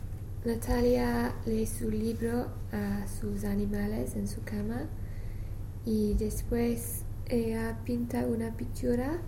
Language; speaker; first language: Spanish; non-native, learner; English